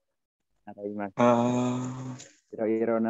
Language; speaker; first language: Japanese; non-native, learner; Indonesian